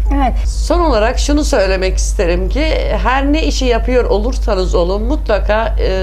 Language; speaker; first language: Turkish; native; Turkish